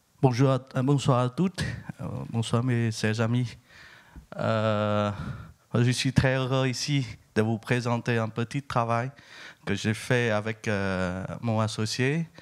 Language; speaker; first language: French; non-native, fluent; Vietnamese